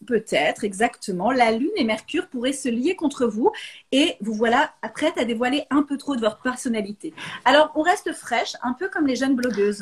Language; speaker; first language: French; native; French